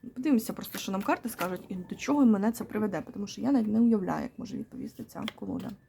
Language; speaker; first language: Ukrainian; non-native, local second language; Russian